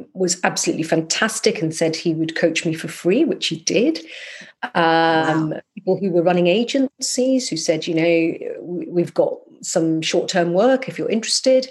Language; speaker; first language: English; native; English